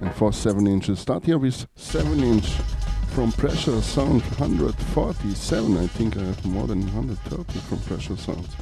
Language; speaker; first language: English; non-native, learner; German